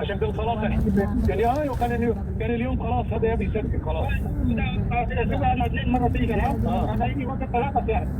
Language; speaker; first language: Arabic; non-native, learner; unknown